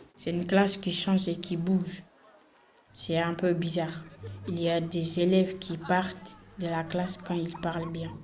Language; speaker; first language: French; non-native, learner; Bambara